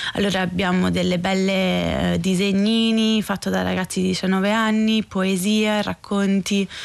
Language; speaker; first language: Italian; non-native, fluent; English